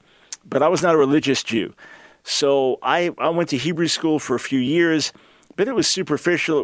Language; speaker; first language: English; native; English